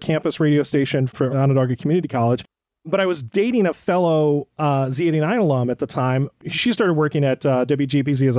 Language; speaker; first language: English; native; English